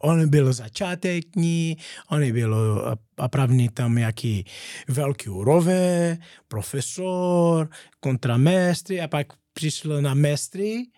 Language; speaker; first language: Czech; non-native, learner; Portuguese